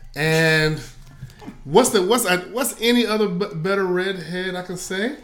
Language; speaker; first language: English; native; English